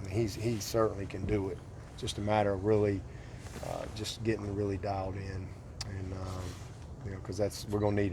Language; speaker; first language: English; native; English